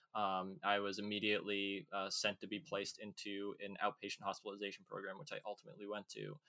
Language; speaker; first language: English; native; English